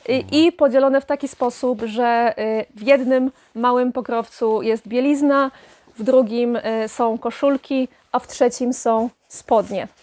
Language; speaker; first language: Polish; native; Polish